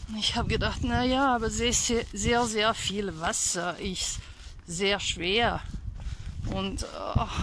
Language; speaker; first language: German; non-native, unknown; Hungarian